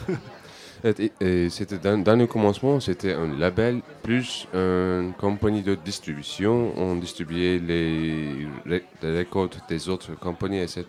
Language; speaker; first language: French; non-native, learner; Turkish